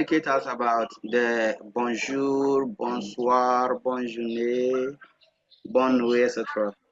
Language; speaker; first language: French; non-native, fluent; Akan